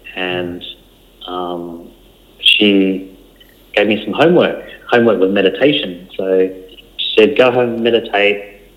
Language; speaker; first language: English; early bilingual, other home language; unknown